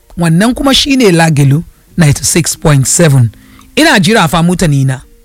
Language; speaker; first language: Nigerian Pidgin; non-native, local second language; Yoruba